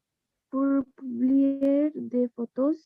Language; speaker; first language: French; non-native, learner; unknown